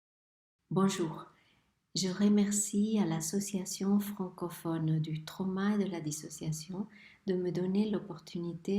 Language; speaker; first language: French; non-native, fluent; Spanish